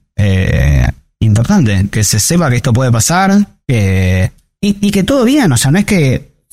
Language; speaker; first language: Spanish; native; Spanish